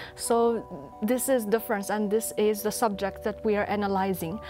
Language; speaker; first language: English; non-native, fluent; Chinese